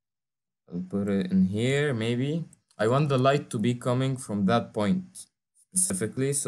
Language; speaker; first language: English; non-native, fluent; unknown